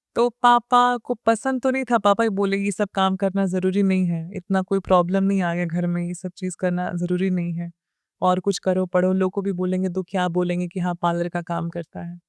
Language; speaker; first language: Hindi; early bilingual, heritage; Hindi